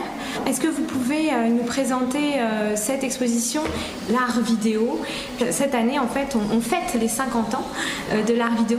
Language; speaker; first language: French; native; French